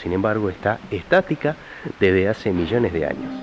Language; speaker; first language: Spanish; native; Spanish